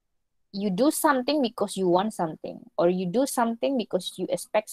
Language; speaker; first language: English; non-native, fluent; Indonesian